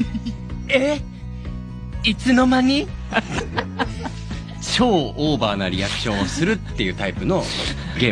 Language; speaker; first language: Japanese; native; Japanese